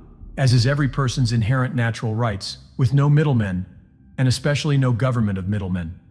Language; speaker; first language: English; native; English